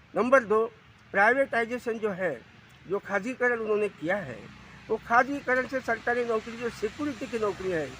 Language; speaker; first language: Hindi; non-native, local second language; Marathi